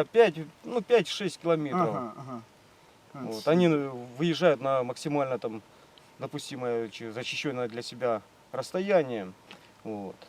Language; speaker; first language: Russian; native; Russian